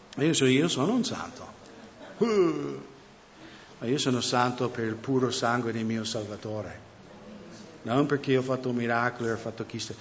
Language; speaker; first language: Italian; non-native, fluent; English